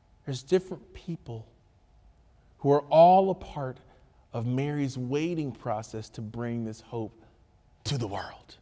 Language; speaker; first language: English; native; English